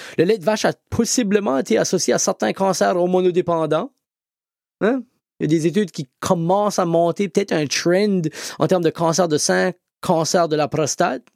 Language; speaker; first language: French; native; French